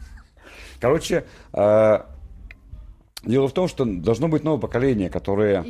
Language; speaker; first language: Russian; native; Russian